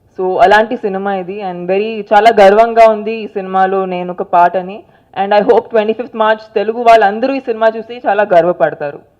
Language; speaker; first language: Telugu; non-native, fluent; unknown